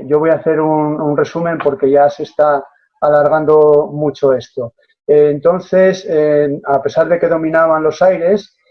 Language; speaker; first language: Spanish; native; Spanish